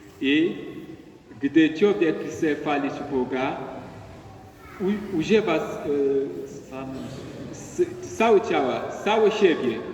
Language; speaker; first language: Polish; non-native, learner; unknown